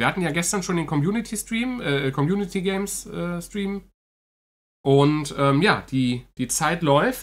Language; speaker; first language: German; native; German